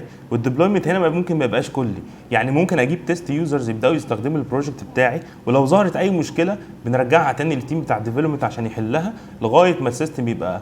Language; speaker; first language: Arabic; native; Arabic